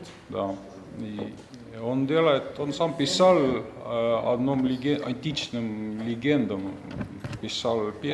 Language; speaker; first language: Russian; non-native, fluent; Estonian